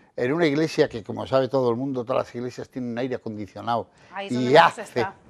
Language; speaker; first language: Spanish; native; Spanish